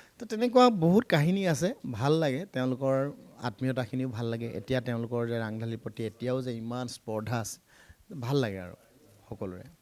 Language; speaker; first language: Assamese; native; Assamese